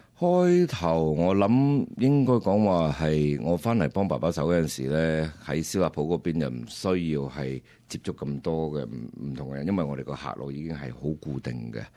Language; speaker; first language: Cantonese; early bilingual, heritage; Cantonese